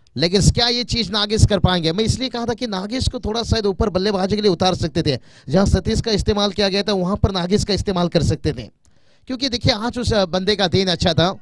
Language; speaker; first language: Hindi; non-native, local second language; Marathi